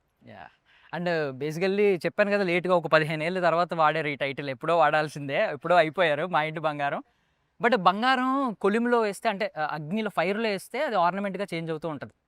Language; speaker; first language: Telugu; native; Telugu